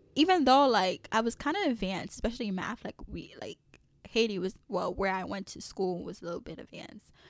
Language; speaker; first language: English; early bilingual, other home language; French